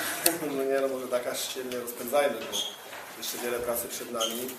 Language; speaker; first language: Polish; native; Polish